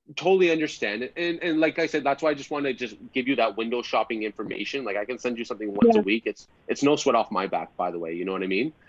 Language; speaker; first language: English; native; English